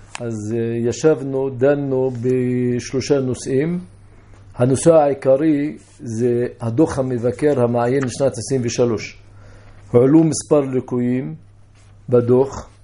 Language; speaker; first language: Hebrew; non-native, local second language; Arabic